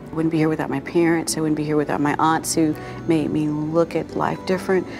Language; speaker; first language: English; native; English